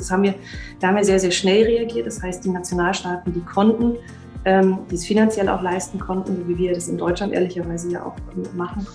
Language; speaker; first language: German; native; German